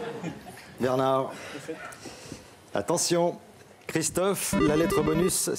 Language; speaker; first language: French; native; French